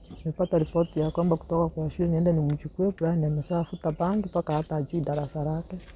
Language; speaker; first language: Swahili; non-native, local second language; Gusii